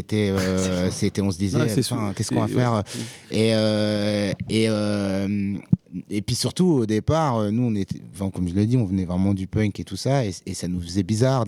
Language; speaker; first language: French; native; French